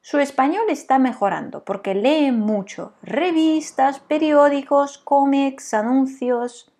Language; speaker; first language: Spanish; non-native, fluent; Russian